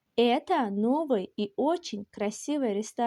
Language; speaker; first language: Russian; non-native, local second language; Azerbaijani